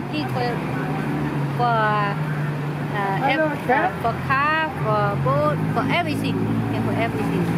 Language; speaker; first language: English; non-native, learner; Thai